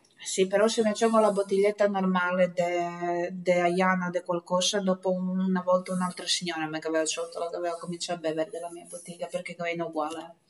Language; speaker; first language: Italian; native; Italian